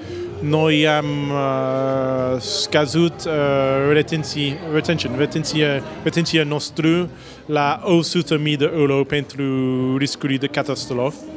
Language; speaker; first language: Romanian; non-native, learner; English